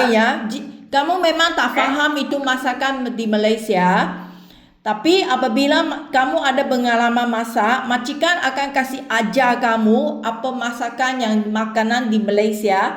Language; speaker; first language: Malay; non-native, local second language; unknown